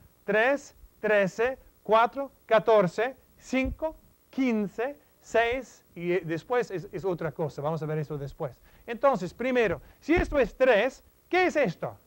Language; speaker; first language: Spanish; non-native, fluent; English